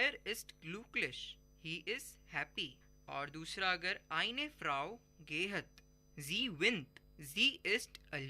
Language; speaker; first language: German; non-native, learner; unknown